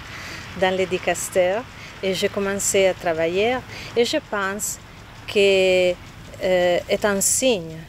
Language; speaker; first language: French; non-native, fluent; Italian